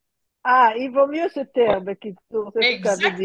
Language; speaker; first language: French; early bilingual, heritage; French